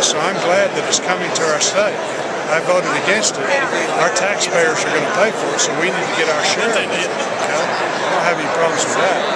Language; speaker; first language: English; native; English